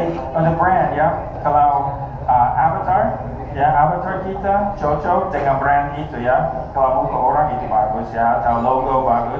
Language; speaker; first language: Indonesian; non-native, fluent; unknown